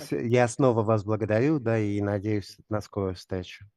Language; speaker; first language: Russian; native; Russian